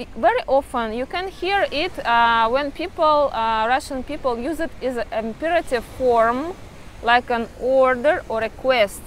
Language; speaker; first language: English; non-native, fluent; Russian